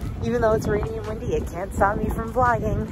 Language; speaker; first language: English; native; English